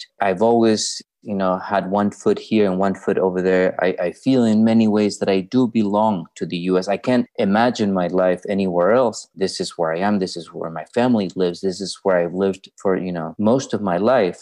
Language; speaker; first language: English; non-native, fluent; Spanish